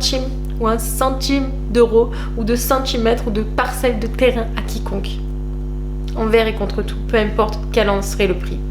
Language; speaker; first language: French; native; French